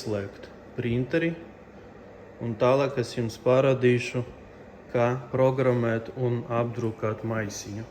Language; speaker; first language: Latvian; non-native, local second language; Russian